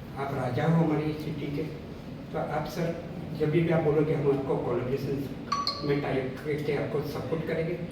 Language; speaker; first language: Hindi; non-native, local second language; Gujarati